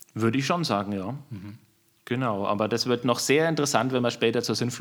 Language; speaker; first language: German; native; German